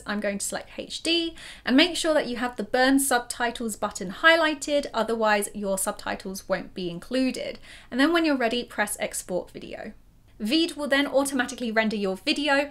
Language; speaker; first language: English; native; English